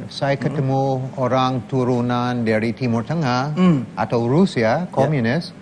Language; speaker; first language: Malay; non-native, fluent; English